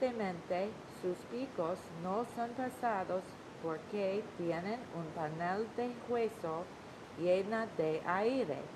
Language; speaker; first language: Spanish; non-native, learner; English